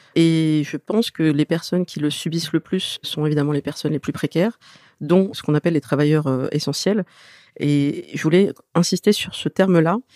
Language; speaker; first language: French; native; French